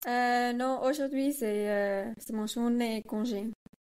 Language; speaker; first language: French; non-native, learner; Swiss German